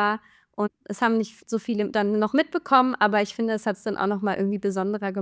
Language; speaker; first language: German; native; German